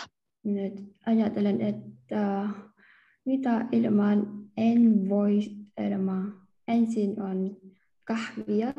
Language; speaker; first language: Finnish; non-native, learner; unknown